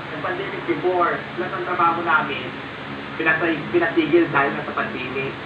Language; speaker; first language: Filipino; native; Filipino